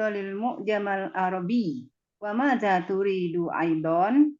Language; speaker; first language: Arabic; non-native, learner; Indonesian